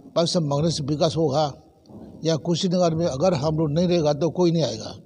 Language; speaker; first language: Hindi; non-native, fluent; Burmese